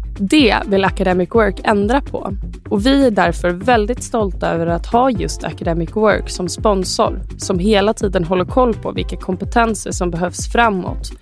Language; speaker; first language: Swedish; native; Swedish